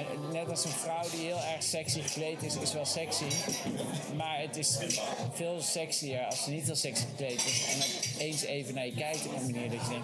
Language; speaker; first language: Dutch; native; Dutch